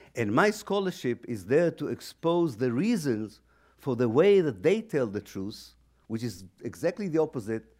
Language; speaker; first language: English; non-native, fluent; Hebrew